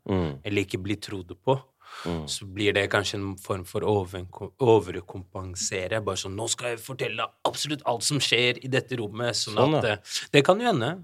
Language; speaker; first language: Norwegian; early bilingual, other home language; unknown